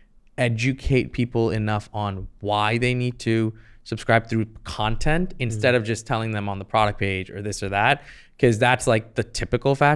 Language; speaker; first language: English; native; English